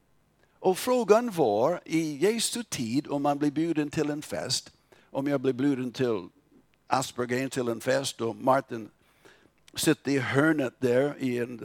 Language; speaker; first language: Swedish; non-native, fluent; English